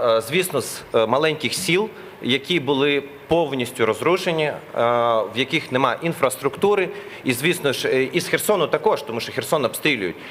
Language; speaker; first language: Ukrainian; non-native, local second language; Russian